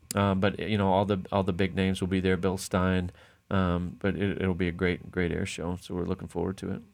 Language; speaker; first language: English; native; English